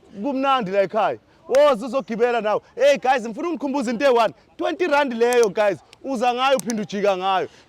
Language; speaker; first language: Zulu; native; Zulu